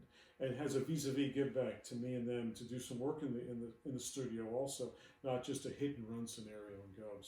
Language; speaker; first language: English; native; English